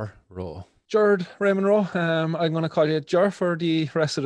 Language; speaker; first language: English; native; English